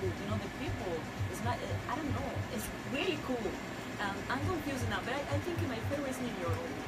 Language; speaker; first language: English; non-native, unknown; Spanish